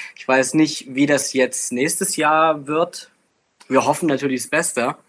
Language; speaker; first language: German; native; German